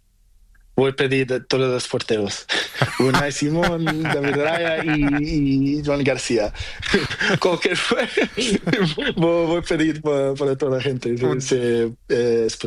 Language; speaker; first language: Spanish; non-native, learner; Portuguese